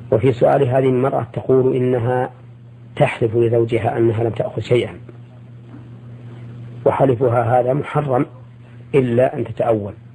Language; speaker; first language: Arabic; native; Arabic